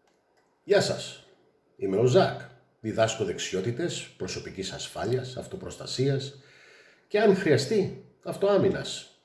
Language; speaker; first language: Greek; native; Greek